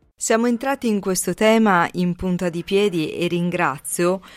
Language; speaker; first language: Italian; native; Italian